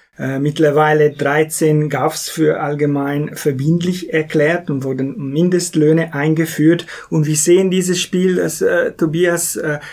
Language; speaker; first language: German; non-native, local second language; Italian